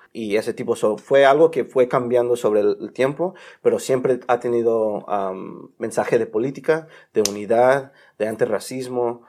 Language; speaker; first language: Spanish; early bilingual, heritage; Spanish